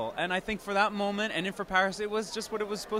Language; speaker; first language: English; native; English